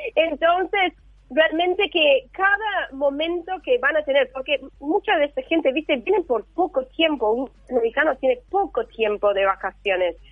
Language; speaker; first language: Spanish; non-native, fluent; English